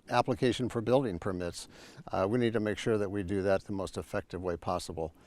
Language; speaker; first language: English; native; English